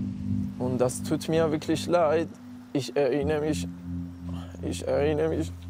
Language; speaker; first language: German; non-native, learner; Persian